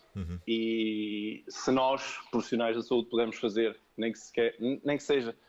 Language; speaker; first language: Portuguese; early bilingual, other home language; French